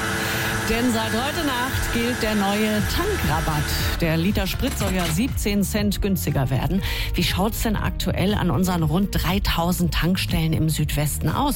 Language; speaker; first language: German; native; German